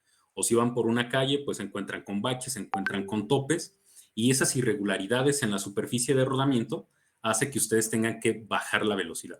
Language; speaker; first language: Spanish; native; Spanish